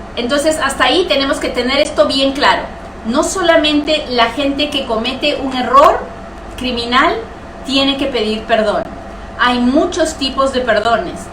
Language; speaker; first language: Spanish; native; Spanish